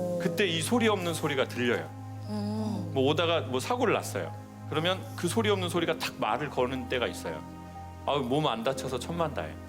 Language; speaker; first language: Korean; native; Korean